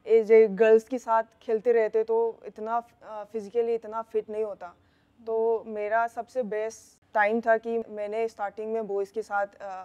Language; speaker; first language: Hindi; non-native, local second language; Manipuri